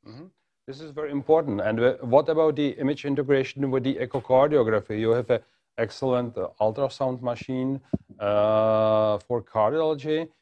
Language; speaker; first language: English; non-native, fluent; Czech